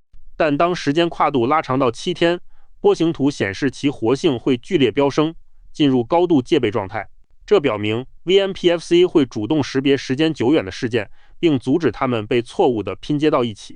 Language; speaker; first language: Chinese; native; Chinese